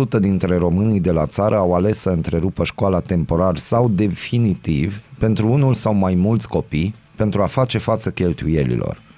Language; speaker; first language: Romanian; non-native, local second language; Hungarian